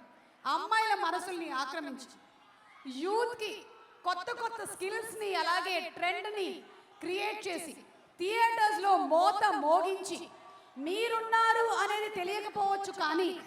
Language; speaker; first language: Telugu; native; Telugu